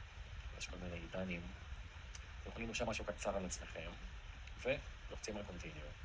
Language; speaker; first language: Hebrew; native; Hebrew